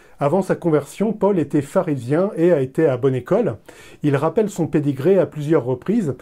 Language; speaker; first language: French; native; French